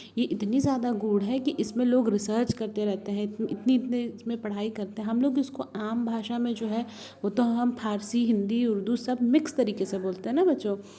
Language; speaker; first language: Hindi; native; Hindi